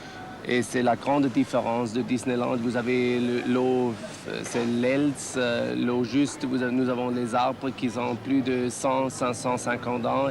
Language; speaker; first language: French; non-native, learner; German